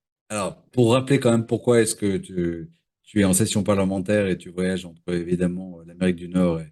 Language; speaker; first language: French; native; French